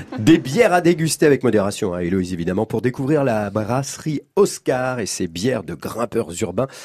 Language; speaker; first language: French; native; French